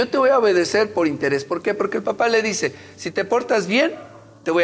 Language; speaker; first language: Spanish; native; Spanish